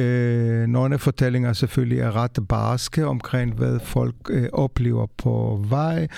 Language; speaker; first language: Danish; non-native, fluent; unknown